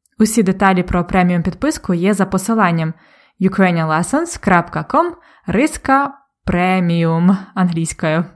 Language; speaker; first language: Ukrainian; native; Ukrainian